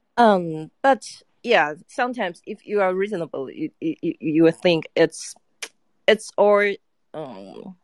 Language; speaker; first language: English; non-native, fluent; Chinese